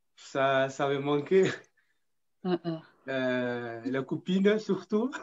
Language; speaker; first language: French; non-native, fluent; Fijian